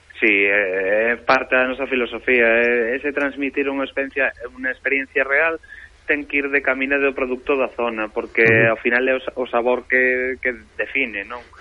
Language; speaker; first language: Galician; native; Galician